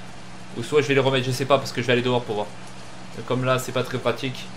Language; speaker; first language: French; native; French